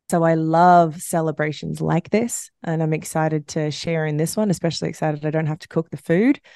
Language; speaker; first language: English; native; English